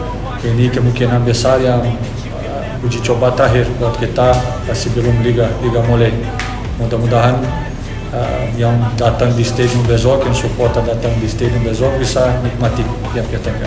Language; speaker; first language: Indonesian; non-native, fluent; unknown